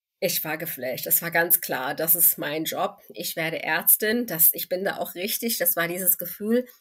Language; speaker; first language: German; early bilingual, other home language; Turkish